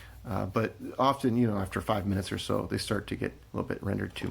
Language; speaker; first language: English; native; English